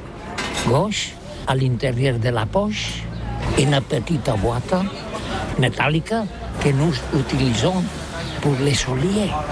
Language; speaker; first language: French; non-native, learner; Catalan